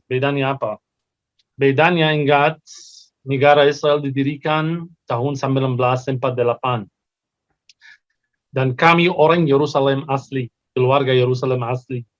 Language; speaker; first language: Indonesian; non-native, fluent; Arabic